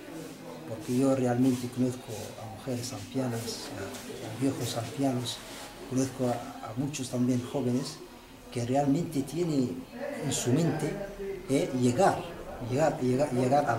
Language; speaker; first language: Spanish; non-native, fluent; Arabic